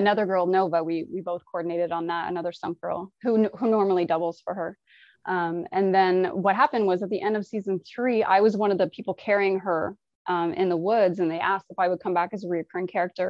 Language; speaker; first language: English; native; English